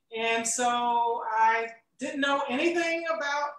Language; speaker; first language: English; native; English